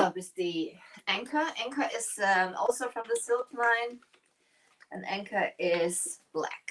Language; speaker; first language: English; non-native, fluent; German